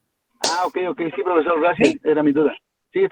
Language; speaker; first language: Spanish; native; Spanish